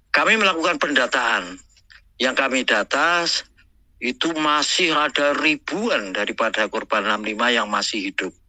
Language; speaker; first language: Indonesian; native; Indonesian